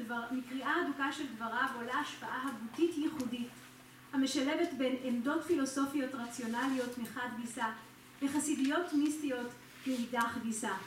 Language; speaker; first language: Hebrew; native; Hebrew